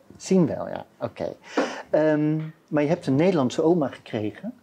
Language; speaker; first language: Dutch; native; Dutch